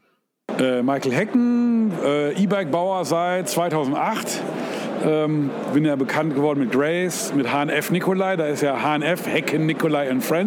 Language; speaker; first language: German; native; German